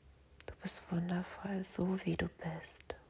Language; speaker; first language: German; native; German